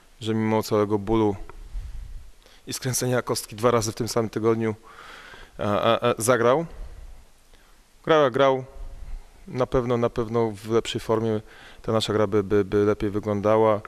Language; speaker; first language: Polish; native; Polish